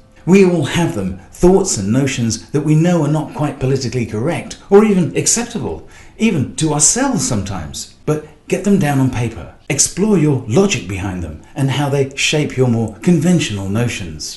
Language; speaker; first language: English; native; English